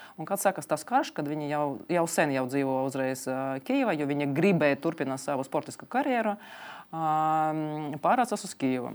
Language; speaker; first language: Latvian; non-native, local second language; Russian